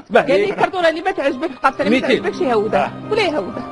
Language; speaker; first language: Arabic; native; Arabic